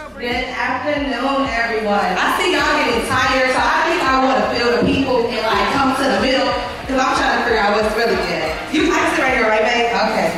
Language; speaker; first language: English; native; English